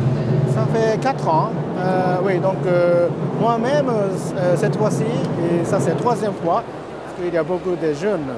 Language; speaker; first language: French; non-native, learner; Japanese